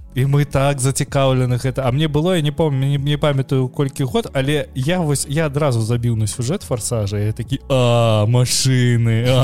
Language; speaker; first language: Belarusian; native; Belarusian